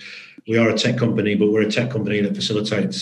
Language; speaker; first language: English; native; English